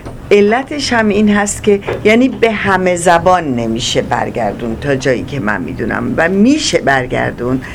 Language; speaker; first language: Persian; native; Persian